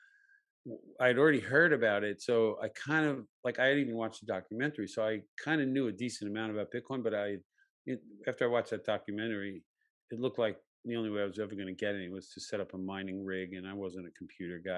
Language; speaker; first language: English; native; English